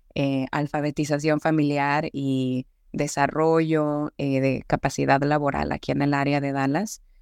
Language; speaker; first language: Spanish; native; Spanish